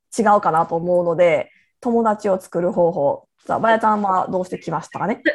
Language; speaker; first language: Japanese; native; Japanese